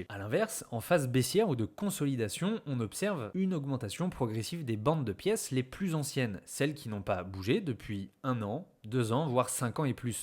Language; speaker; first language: French; native; French